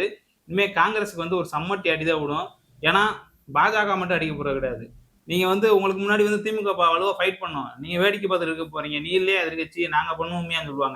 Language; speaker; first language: Tamil; native; Tamil